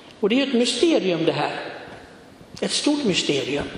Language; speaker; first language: Swedish; non-native, fluent; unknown